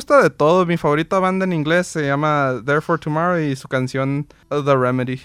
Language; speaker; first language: Spanish; early bilingual, heritage; Spanish